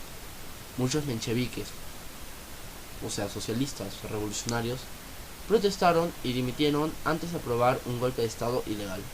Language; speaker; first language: Spanish; native; Spanish